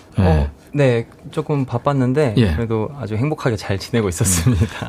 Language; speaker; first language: Korean; native; Korean